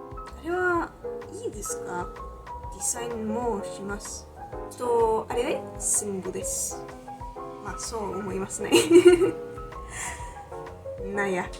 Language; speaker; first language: Japanese; non-native, learner; Spanish